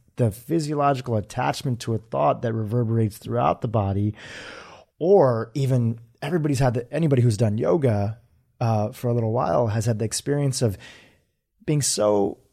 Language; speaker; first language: English; native; English